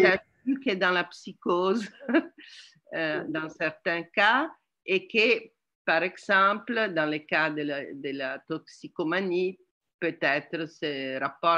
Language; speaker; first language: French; non-native, learner; Italian